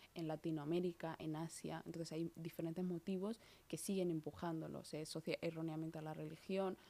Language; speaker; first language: Spanish; early bilingual, other home language; Somali